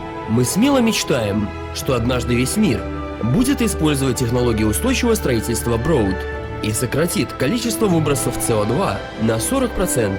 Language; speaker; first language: Russian; native; Russian